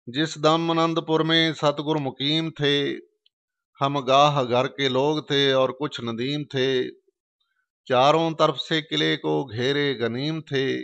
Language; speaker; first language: Urdu; non-native, local second language; Punjabi